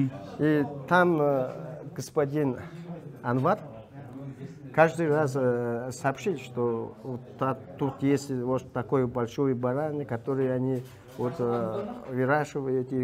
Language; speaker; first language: Russian; non-native, learner; Mongolian